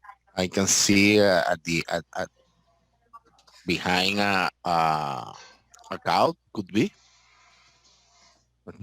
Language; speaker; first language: English; non-native, learner; Spanish